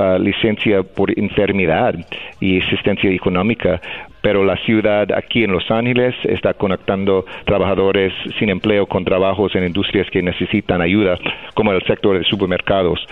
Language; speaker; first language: Spanish; non-native, fluent; English